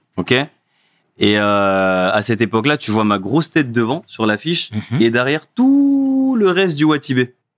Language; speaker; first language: French; early bilingual, other home language; Fula